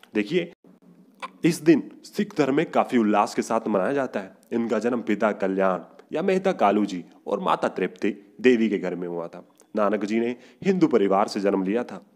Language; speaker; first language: Hindi; non-native, local second language; Punjabi